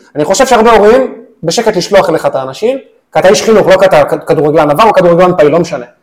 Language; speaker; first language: Hebrew; native; Hebrew